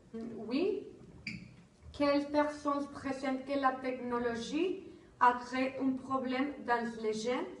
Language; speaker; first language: French; non-native, learner; Spanish